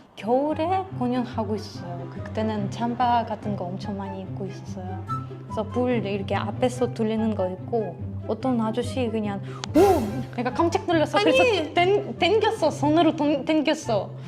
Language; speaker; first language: Korean; non-native, fluent; Ukrainian